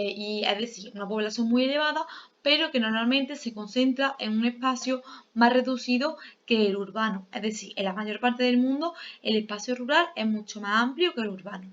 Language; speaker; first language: Spanish; native; Spanish